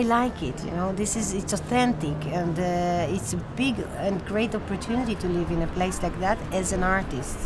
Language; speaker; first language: English; non-native, fluent; Hebrew